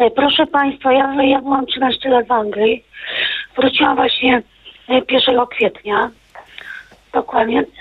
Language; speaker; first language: Polish; native; Polish